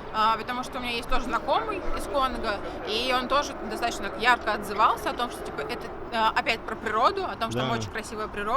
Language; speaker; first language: Russian; native; Russian